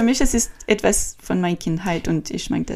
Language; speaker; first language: German; non-native, learner; French